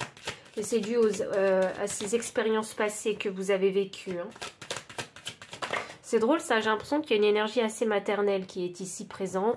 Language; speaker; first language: French; native; French